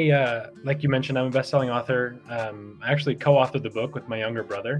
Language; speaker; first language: English; native; English